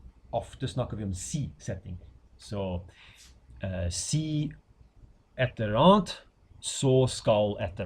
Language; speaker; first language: Norwegian; non-native, fluent; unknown